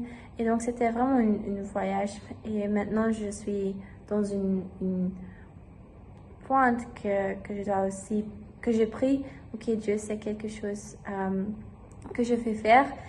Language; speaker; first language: French; non-native, learner; German